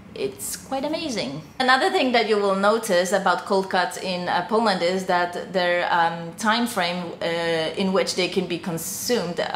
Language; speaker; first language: English; non-native, fluent; Polish